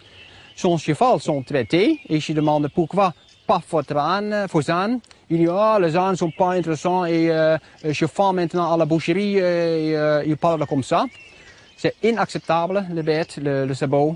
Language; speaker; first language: French; non-native, learner; Dutch